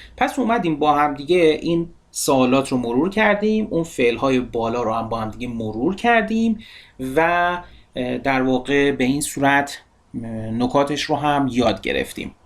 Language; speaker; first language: Persian; native; Persian